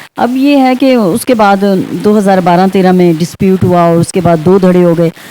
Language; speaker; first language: Urdu; non-native, local second language; Saraiki